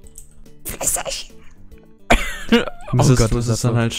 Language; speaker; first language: German; native; German